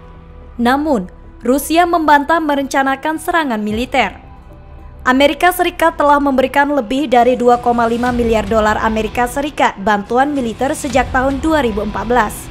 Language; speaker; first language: Indonesian; native; Indonesian